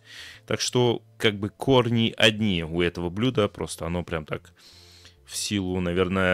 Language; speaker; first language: Russian; native; Russian